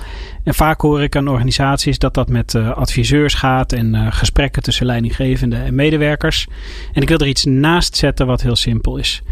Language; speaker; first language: Dutch; native; Dutch